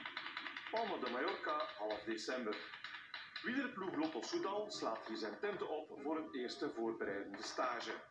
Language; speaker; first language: Dutch; native; Dutch